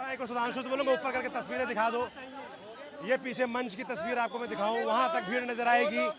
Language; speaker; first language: Hindi; native; Hindi